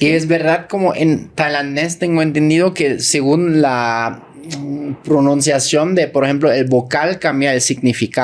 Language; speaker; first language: Spanish; native; Spanish